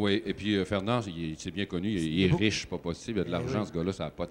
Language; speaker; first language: French; native; French